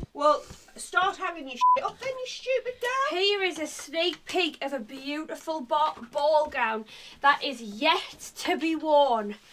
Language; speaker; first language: English; native; English